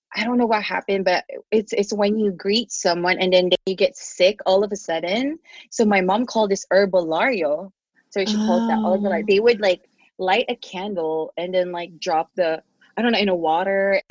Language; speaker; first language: English; non-native, local second language; Filipino